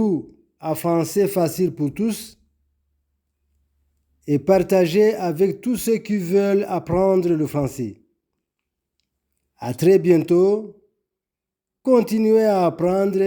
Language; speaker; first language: French; non-native, local second language; Kinyarwanda